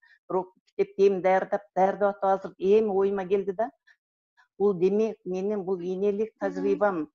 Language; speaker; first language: Kyrgyz; native; Kyrgyz